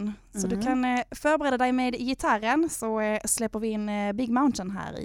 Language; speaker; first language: Swedish; native; Swedish